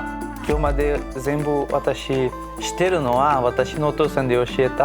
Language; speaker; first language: Japanese; non-native, learner; Portuguese